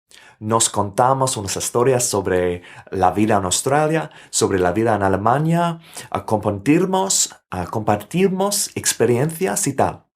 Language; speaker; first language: Spanish; non-native, fluent; English